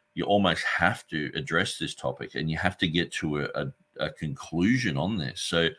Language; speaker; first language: English; native; English